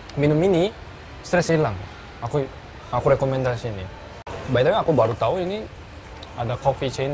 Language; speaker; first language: Indonesian; non-native, fluent; Korean